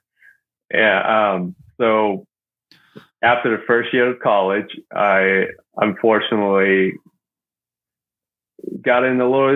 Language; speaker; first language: English; non-native, fluent; Chinese